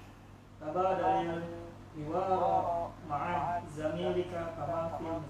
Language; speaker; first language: Arabic; non-native, learner; Indonesian